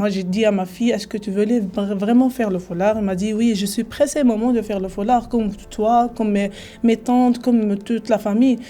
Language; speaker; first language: French; non-native, local second language; Arabic